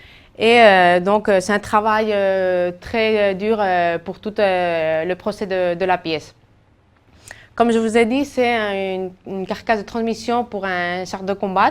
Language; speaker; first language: French; non-native, fluent; Spanish